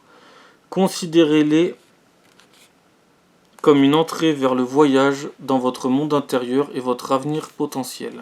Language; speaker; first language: French; native; French